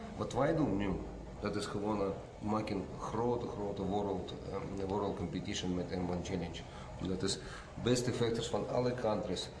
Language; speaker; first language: Dutch; non-native, learner; Russian